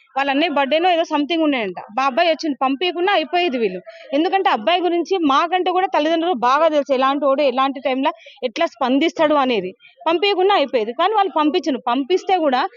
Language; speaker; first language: Telugu; native; Telugu